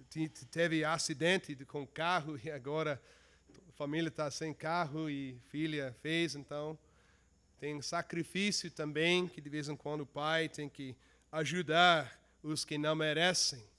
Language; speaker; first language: Portuguese; non-native, fluent; English